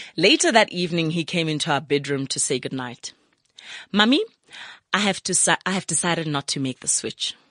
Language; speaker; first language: English; non-native, local second language; Zulu